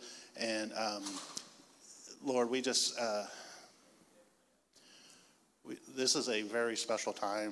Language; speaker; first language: English; native; English